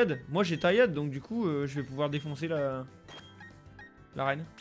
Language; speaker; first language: French; native; French